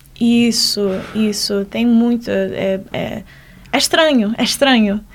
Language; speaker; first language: Portuguese; early bilingual, heritage; Portuguese